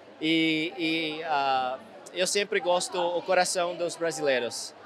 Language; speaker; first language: Portuguese; non-native, fluent; English